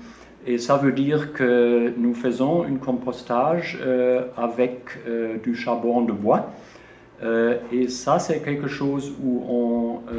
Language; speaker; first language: French; non-native, learner; German